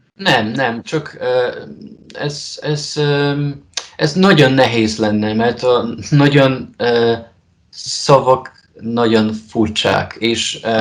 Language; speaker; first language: Hungarian; non-native, learner; Polish